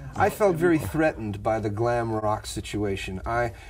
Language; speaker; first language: English; native; English